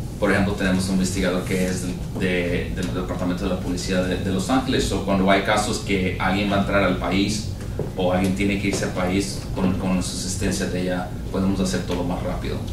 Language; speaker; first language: Spanish; early bilingual, heritage; Spanish